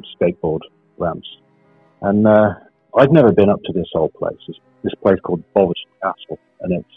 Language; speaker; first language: English; native; English